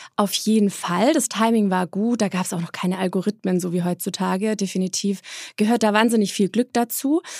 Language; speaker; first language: German; early bilingual, other home language; Polish